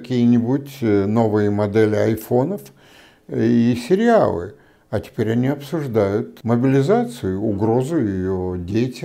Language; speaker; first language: Polish; non-native, learner; Russian